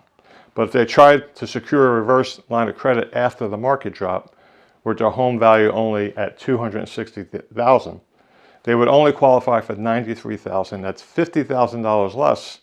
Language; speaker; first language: English; native; English